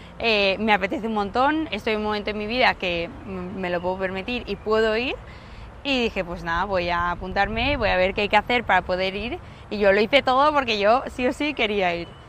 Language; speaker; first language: Spanish; native; Spanish